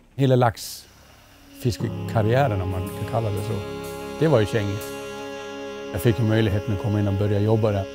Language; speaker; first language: Swedish; native; Swedish